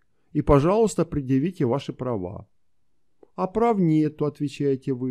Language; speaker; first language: Russian; native; Russian